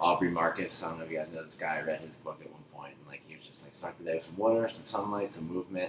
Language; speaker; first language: English; native; English